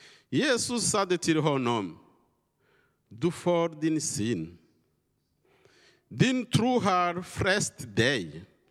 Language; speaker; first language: Swedish; non-native, learner; Kinyarwanda